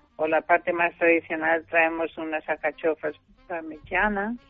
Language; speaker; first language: Spanish; non-native, fluent; German